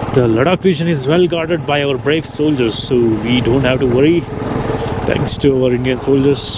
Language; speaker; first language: English; non-native, local second language; Kannada